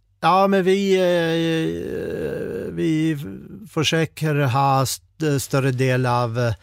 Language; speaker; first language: Swedish; non-native, fluent; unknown